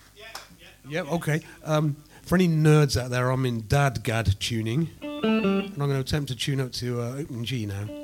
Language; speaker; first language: English; native; English